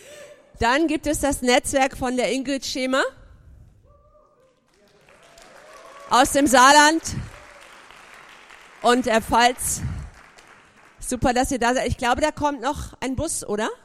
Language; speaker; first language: German; native; German